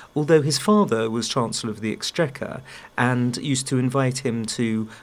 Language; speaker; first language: English; native; English